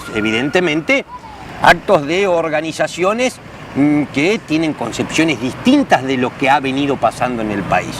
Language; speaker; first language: Spanish; native; Spanish